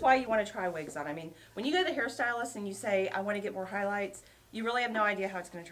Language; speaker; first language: English; native; English